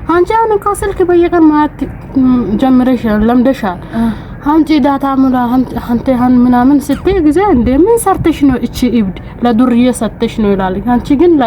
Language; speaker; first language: Amharic; non-native, local second language; Oromo